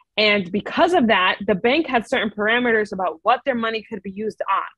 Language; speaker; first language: English; native; English